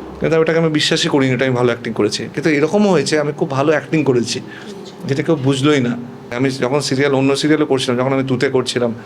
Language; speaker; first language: Bangla; non-native, local second language; Punjabi